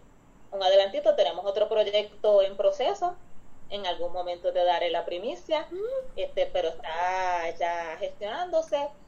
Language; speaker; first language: Spanish; native; Spanish